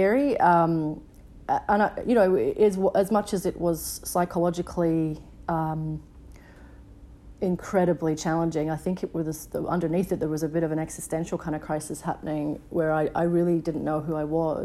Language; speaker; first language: English; native; English